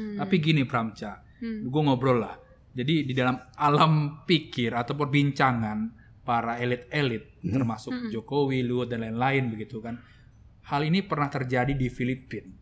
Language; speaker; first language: Indonesian; native; Indonesian